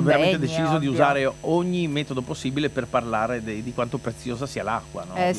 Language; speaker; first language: Italian; native; Italian